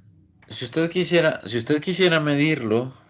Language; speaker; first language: Spanish; native; Spanish